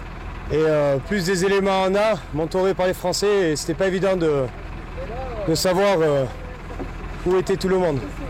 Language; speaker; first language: French; native; French